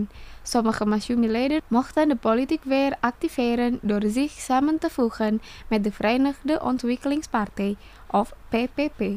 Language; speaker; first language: Dutch; non-native, fluent; Indonesian